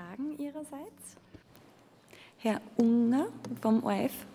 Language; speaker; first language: German; native; German